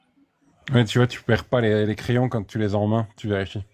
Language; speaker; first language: French; native; French